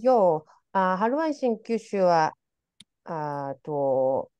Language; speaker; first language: Finnish; non-native, learner; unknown